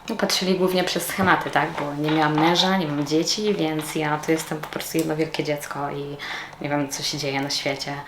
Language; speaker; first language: Polish; native; Polish